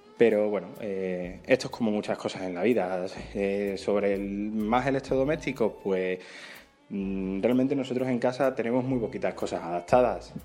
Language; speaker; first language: Spanish; native; Spanish